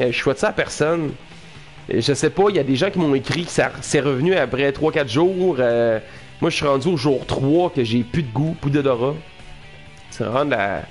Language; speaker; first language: French; native; French